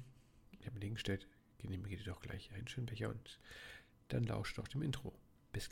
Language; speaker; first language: German; native; German